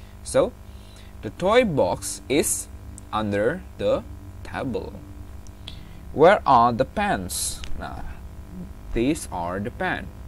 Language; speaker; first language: English; non-native, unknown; Indonesian